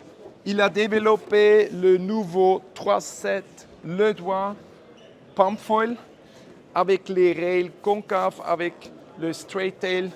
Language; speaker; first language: French; non-native, fluent; German